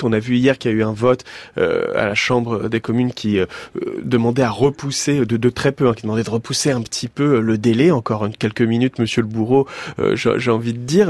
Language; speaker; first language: French; native; French